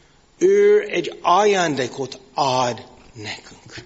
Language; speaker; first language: Hungarian; non-native, fluent; English